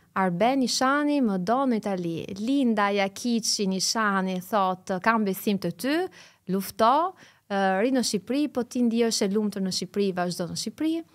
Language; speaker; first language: Albanian; early bilingual, heritage; Albanian